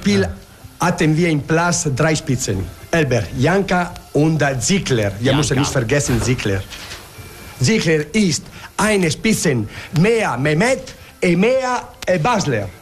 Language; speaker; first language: German; non-native, learner; Italian